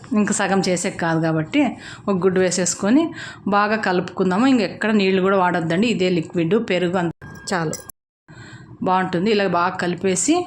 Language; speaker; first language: Telugu; native; Telugu